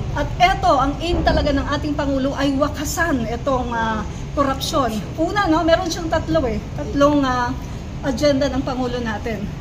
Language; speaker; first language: Filipino; non-native, local second language; Cebuano